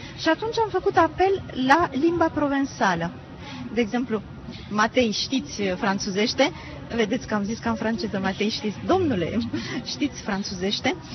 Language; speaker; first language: Romanian; native; Romanian